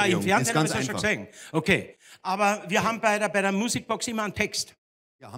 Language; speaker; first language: German; native; German